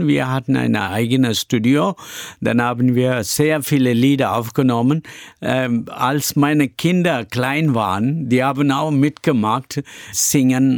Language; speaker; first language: German; non-native, learner; Tamil